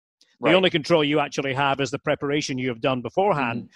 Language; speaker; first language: English; native; English